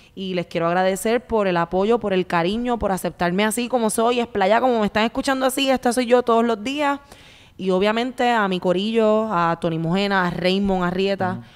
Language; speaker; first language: Spanish; native; Spanish